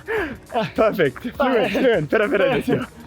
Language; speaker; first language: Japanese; non-native, learner; English